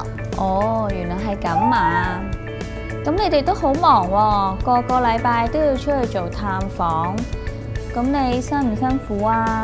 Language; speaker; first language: Cantonese; native; Cantonese